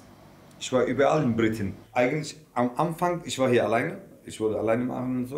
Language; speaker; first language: German; non-native, learner; Turkish